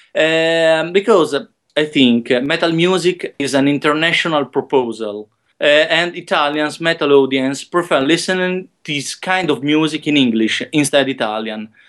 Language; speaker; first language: English; non-native, learner; Italian